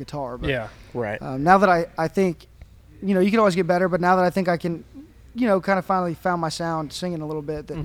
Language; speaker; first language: English; native; English